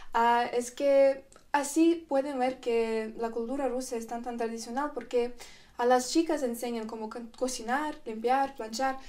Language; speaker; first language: Spanish; non-native, fluent; Russian